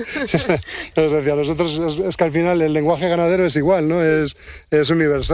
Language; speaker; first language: Spanish; native; Spanish